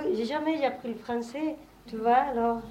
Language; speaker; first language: French; non-native, learner; Spanish